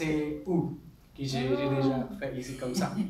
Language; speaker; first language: French; non-native, learner; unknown